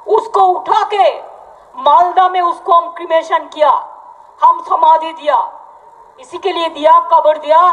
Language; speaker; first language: Hindi; non-native, local second language; Bangla